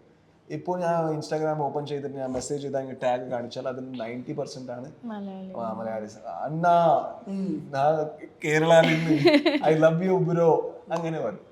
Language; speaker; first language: Malayalam; non-native, learner; Kannada